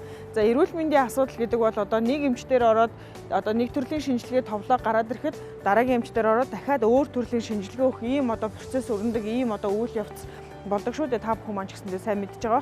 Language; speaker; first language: Mongolian; native; Mongolian